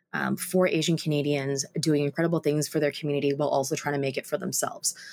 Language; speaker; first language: English; native; English